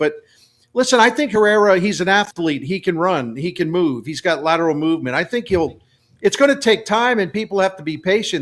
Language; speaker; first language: English; native; English